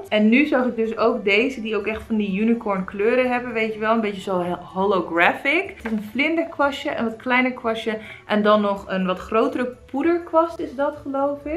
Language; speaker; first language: Dutch; native; Dutch